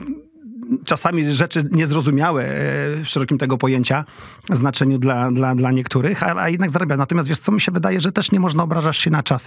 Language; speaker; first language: Polish; native; Polish